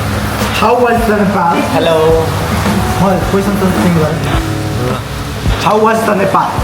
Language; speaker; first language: English; non-native, learner; Nepali